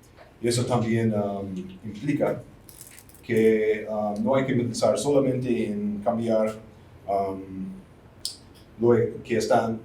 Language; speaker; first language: Spanish; non-native, fluent; English